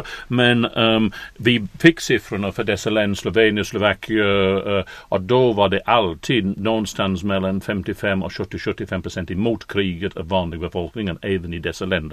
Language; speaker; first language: Swedish; non-native, fluent; English